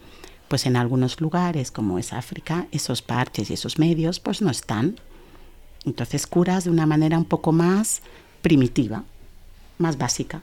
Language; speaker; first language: Spanish; early bilingual, other home language; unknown